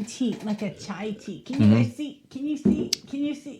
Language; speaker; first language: English; native; English